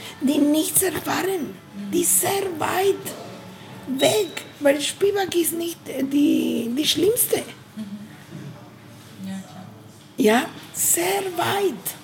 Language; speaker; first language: German; non-native, learner; Spanish